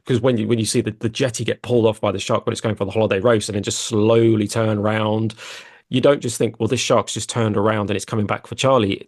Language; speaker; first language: English; native; English